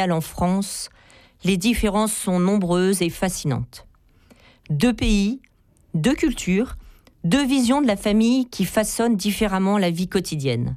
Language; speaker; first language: French; native; French